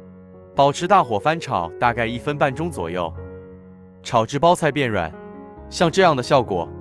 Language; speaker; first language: Chinese; native; Chinese